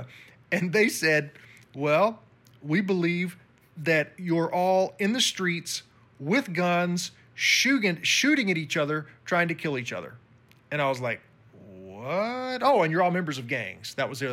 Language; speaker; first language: English; native; English